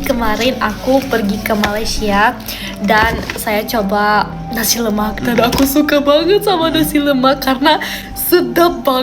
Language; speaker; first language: Indonesian; non-native, fluent; German